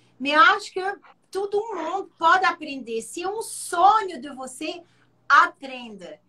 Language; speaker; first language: Portuguese; non-native, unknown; French